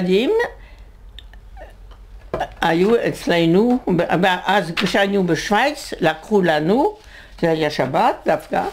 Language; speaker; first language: Hebrew; non-native, fluent; French